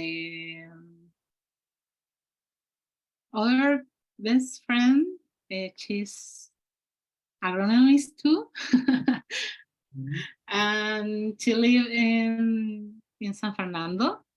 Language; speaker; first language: English; non-native, learner; Spanish